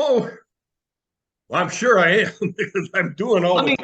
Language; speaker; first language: English; native; English